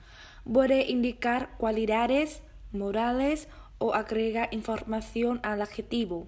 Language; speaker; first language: Spanish; non-native, learner; Vietnamese